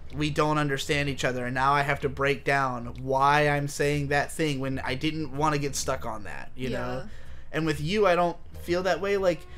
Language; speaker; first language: English; native; English